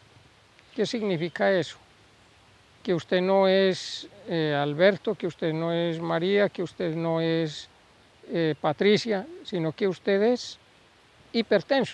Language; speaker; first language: Spanish; native; Spanish